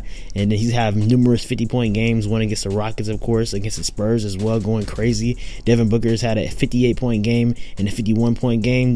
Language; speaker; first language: English; native; English